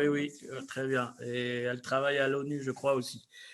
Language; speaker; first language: French; native; French